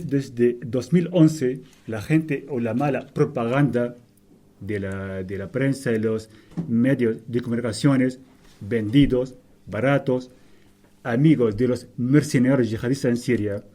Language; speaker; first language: Spanish; non-native, fluent; Arabic